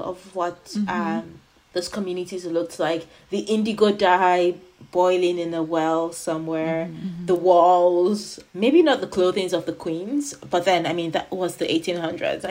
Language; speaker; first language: English; non-native, local second language; Yoruba